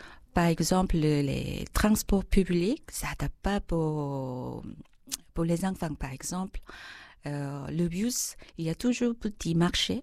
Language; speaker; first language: French; non-native, fluent; Korean